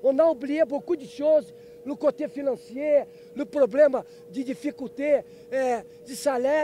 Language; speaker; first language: French; non-native, learner; Portuguese